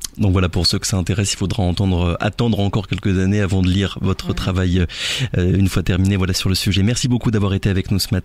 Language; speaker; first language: French; native; French